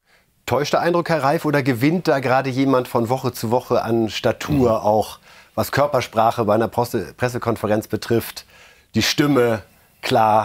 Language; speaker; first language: German; native; German